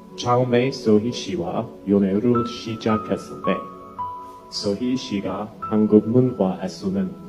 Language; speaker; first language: Korean; non-native, learner; English